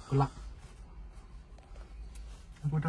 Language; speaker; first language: Indonesian; non-native, learner; Chinese